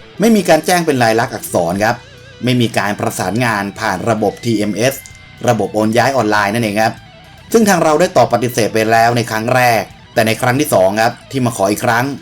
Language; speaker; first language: Thai; native; Thai